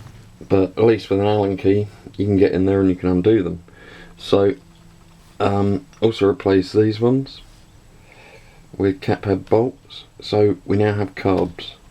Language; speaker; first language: English; native; English